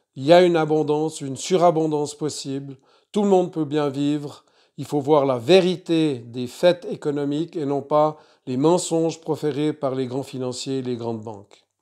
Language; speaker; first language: French; native; French